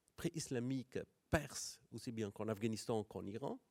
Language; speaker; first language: French; non-native, fluent; Persian